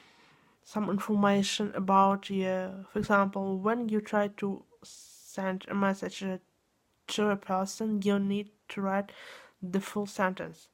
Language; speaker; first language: English; non-native, learner; Russian